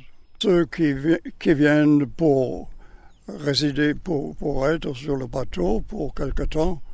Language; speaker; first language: French; non-native, learner; German